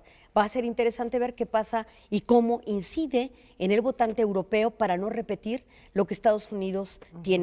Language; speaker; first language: Spanish; native; Spanish